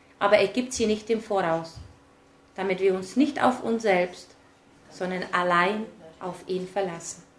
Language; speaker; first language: German; early bilingual, other home language; Czech